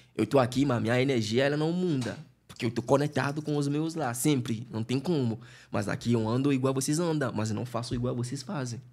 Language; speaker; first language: Portuguese; non-native, fluent; Fon